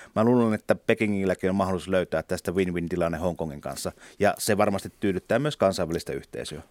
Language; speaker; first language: Finnish; native; Finnish